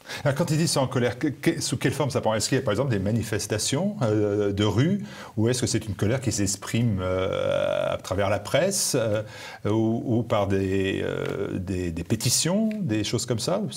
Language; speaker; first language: French; native; French